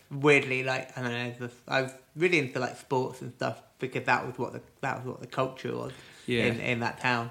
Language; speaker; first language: English; native; English